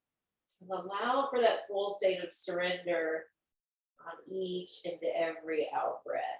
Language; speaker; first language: English; native; English